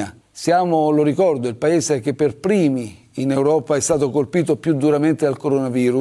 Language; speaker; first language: Italian; native; Italian